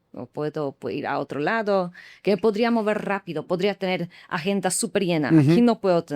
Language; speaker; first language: Spanish; non-native, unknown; Slovak